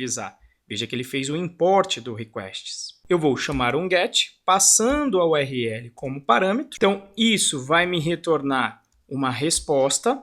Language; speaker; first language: Portuguese; native; Portuguese